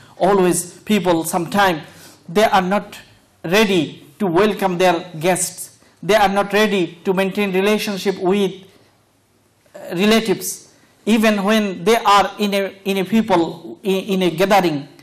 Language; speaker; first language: English; non-native, local second language; Bangla